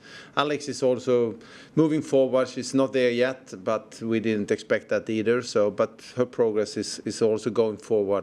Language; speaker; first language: English; non-native, fluent; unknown